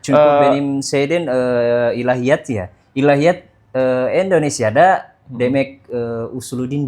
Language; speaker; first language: Turkish; non-native, learner; Indonesian